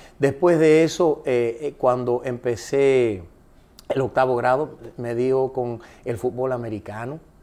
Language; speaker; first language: Spanish; early bilingual, heritage; Spanish